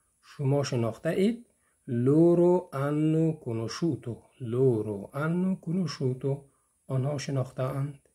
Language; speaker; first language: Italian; non-native, fluent; Persian